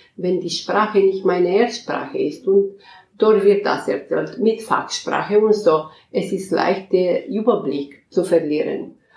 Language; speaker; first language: German; non-native, fluent; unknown